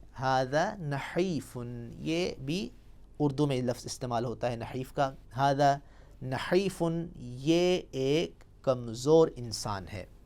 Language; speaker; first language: Urdu; non-native, local second language; Punjabi